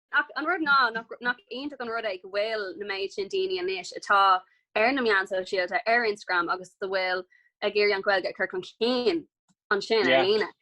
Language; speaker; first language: Irish; non-native, local second language; English